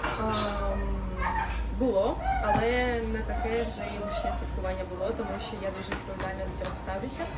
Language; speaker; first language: Ukrainian; non-native, local second language; Russian